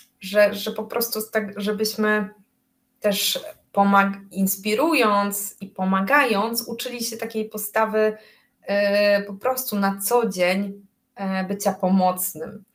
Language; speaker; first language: Polish; native; Polish